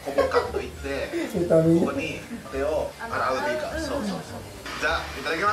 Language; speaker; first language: Japanese; non-native, fluent; Indonesian